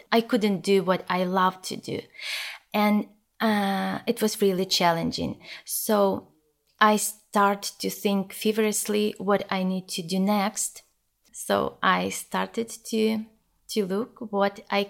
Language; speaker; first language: English; non-native, learner; Ukrainian